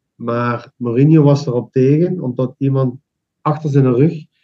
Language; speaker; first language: Dutch; native; Dutch